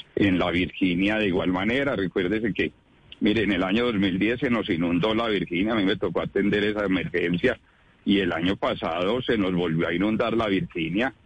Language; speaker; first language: Spanish; native; Spanish